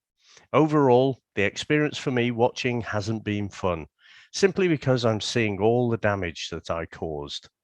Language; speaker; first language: English; native; English